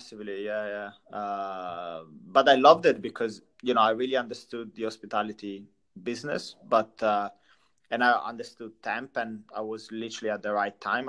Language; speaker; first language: English; non-native, fluent; Italian